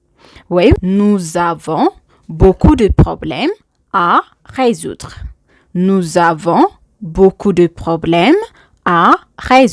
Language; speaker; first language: French; non-native, fluent; Amharic